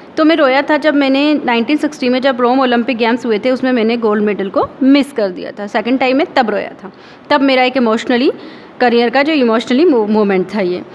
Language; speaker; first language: Hindi; native; Hindi